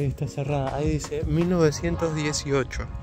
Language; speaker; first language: Spanish; native; Spanish